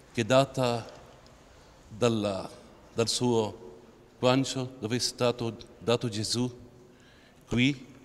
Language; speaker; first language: Italian; non-native, fluent; Arabic